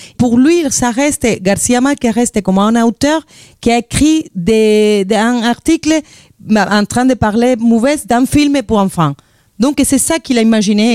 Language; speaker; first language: French; non-native, fluent; Spanish